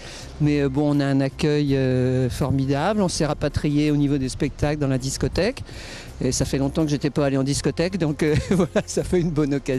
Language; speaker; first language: French; native; French